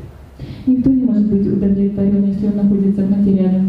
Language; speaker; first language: Russian; native; Russian